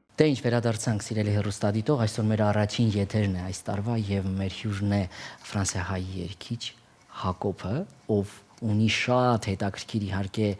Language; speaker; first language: Armenian; native; Armenian